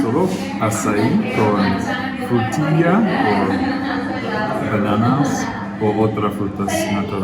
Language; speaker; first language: Spanish; non-native, learner; English